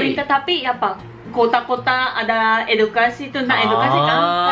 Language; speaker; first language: Indonesian; non-native, learner; Japanese